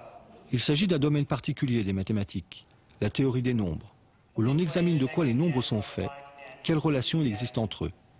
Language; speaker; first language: French; native; French